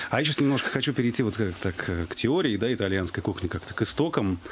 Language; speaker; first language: Russian; native; Russian